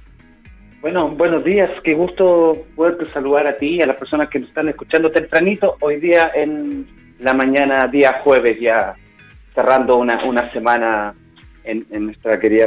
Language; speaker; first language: Spanish; native; Spanish